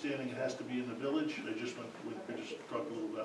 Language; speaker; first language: English; native; English